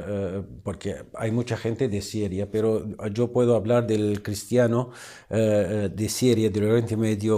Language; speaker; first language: Spanish; non-native, fluent; Arabic